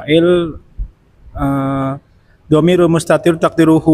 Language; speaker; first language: Arabic; non-native, learner; Indonesian